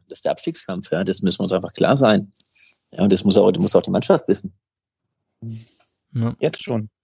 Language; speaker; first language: German; native; German